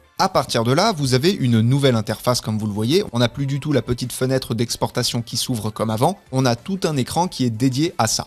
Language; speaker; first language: French; native; French